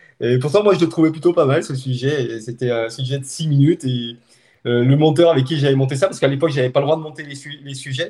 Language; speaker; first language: French; native; French